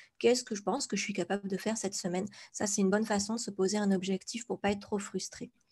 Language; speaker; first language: French; native; French